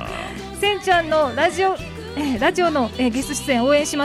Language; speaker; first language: Japanese; native; Japanese